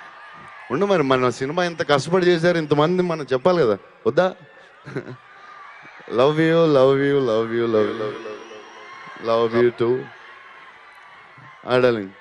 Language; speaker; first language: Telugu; native; Telugu